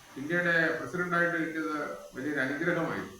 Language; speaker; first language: Malayalam; native; Malayalam